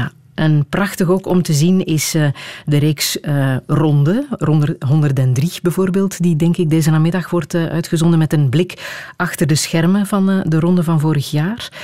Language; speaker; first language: Dutch; native; Dutch